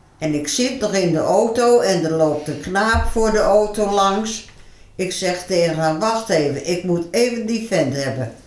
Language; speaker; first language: Dutch; native; Dutch